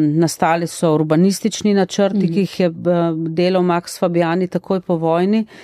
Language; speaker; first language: Slovenian; native; Slovenian